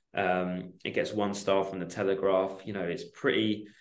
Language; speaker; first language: English; native; English